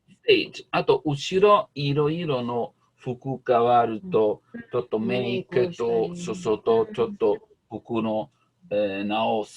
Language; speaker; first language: Japanese; non-native, learner; Italian